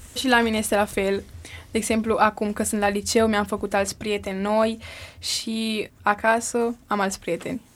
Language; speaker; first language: Romanian; early bilingual, heritage; Romanian